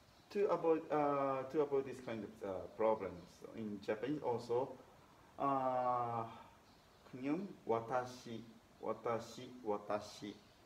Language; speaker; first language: English; non-native, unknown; Japanese